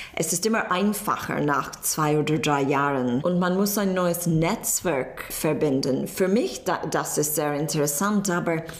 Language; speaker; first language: German; non-native, fluent; English